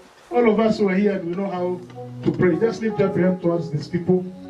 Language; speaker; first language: English; non-native, local second language; Swahili